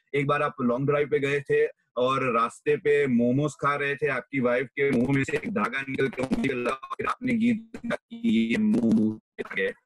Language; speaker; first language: Hindi; non-native, local second language; Gujarati